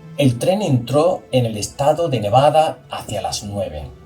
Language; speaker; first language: Spanish; native; Spanish